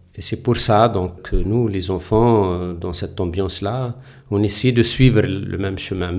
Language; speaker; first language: French; non-native, local second language; Kabyle